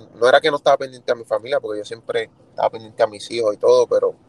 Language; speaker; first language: Spanish; native; Spanish